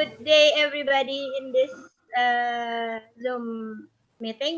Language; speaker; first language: English; non-native, fluent; Indonesian